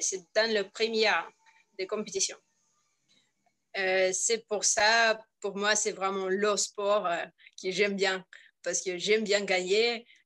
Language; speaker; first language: French; non-native, learner; Russian